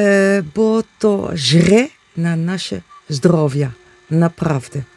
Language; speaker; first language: Polish; non-native, learner; Dutch